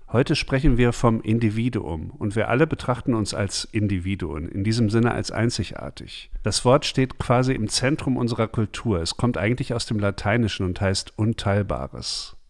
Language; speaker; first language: German; native; German